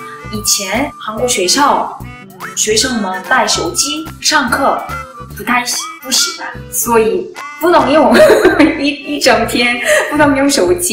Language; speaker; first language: Chinese; non-native, learner; Korean